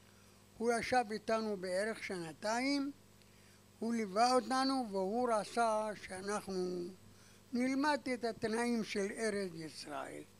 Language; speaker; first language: Hebrew; non-native, fluent; Arabic